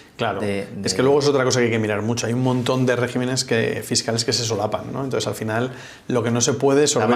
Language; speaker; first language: Spanish; native; Spanish